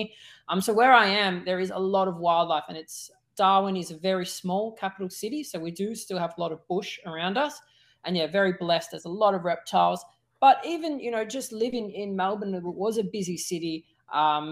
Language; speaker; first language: English; native; English